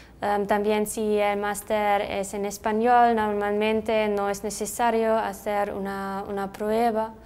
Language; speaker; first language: Spanish; non-native, fluent; German